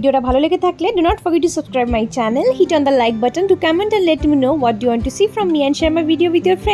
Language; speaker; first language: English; non-native, local second language; Bangla